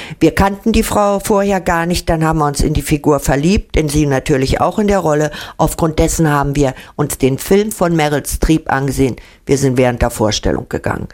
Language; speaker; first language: German; native; German